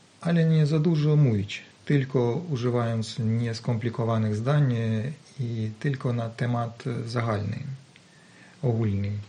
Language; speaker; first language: Polish; non-native, learner; Ukrainian